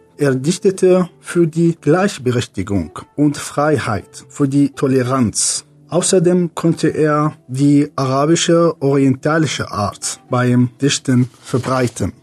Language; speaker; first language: German; non-native, fluent; Arabic